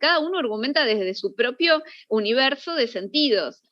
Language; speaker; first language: Spanish; native; Spanish